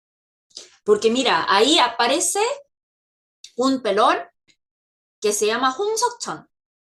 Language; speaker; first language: Spanish; non-native, fluent; Korean